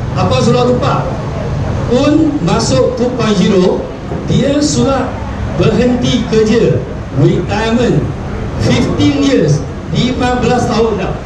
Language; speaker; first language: Malay; non-native, local second language; Chinese